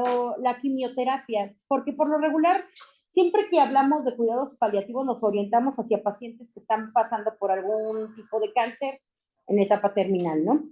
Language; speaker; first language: Spanish; native; Spanish